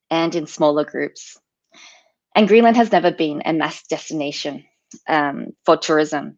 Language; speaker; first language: English; native; English